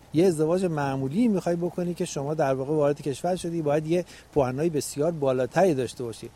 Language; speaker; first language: Persian; native; Persian